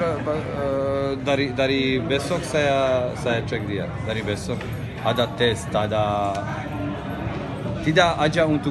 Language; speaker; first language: Indonesian; non-native, learner; Serbian